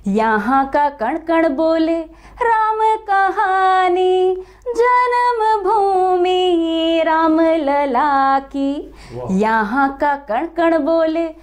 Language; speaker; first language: Hindi; native; Hindi